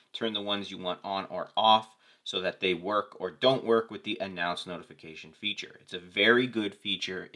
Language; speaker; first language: English; native; English